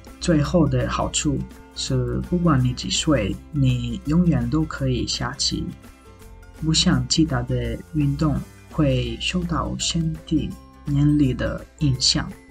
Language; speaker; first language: Chinese; non-native, fluent; Italian